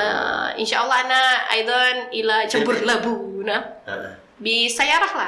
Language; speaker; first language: Arabic; non-native, learner; Indonesian